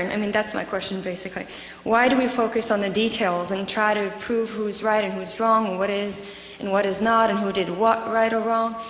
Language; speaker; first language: English; non-native, fluent; Arabic